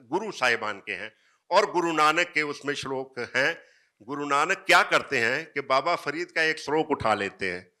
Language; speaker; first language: Hindi; native; Hindi